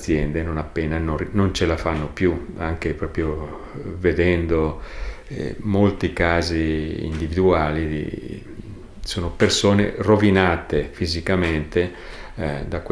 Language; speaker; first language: Italian; native; Italian